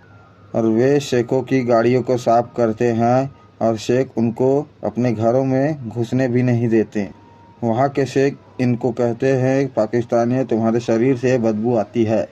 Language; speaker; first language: Hindi; native; Hindi